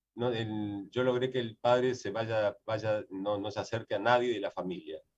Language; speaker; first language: Spanish; native; Spanish